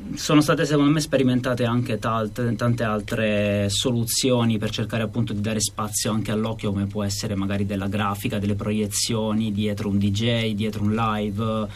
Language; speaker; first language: Italian; native; Italian